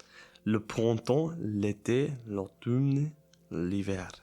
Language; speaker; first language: French; non-native, learner; German